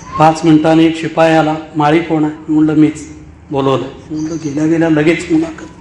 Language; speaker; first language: Marathi; non-native, local second language; Kannada